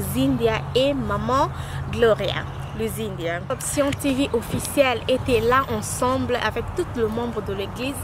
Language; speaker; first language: French; non-native, local second language; Lingala